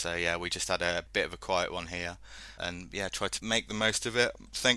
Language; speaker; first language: English; native; English